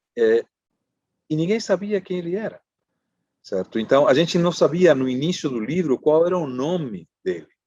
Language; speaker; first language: Portuguese; non-native, fluent; Spanish